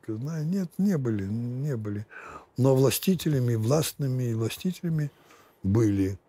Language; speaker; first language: Russian; non-native, fluent; Lithuanian